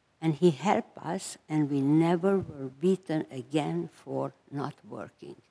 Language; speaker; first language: English; non-native, fluent; Hungarian